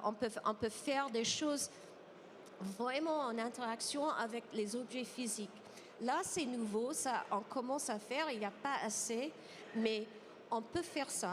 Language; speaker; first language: French; non-native, fluent; English